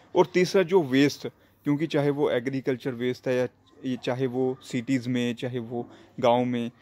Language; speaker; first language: Hindi; non-native, local second language; Punjabi